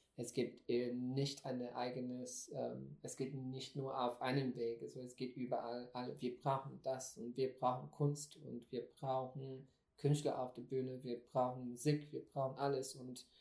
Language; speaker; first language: German; non-native, fluent; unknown